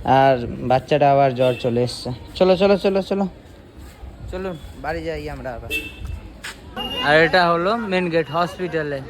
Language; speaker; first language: Bangla; non-native, learner; Hindi